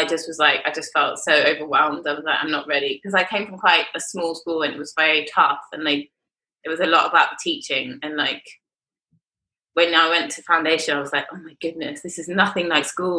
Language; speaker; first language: English; native; English